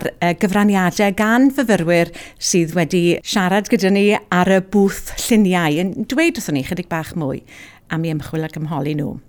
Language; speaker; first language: Welsh; native; Welsh